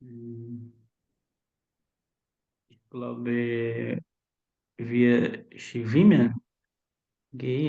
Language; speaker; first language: German; non-native, learner; Portuguese